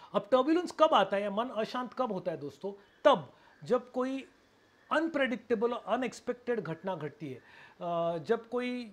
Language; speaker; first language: Hindi; non-native, local second language; Marathi